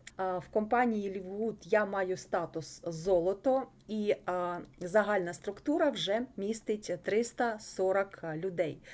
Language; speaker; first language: Ukrainian; non-native, local second language; Russian